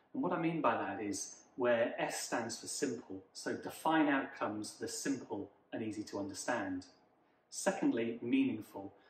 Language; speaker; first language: English; native; English